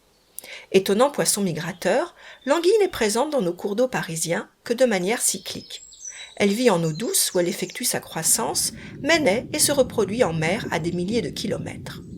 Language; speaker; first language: French; native; French